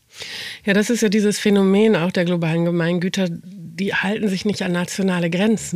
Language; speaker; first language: German; native; German